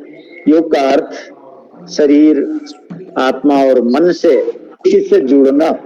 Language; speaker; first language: Hindi; native; Hindi